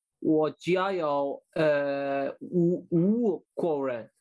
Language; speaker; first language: Chinese; non-native, learner; Arabic